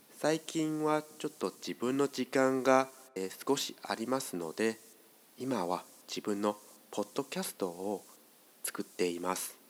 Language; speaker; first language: Japanese; non-native, fluent; Chinese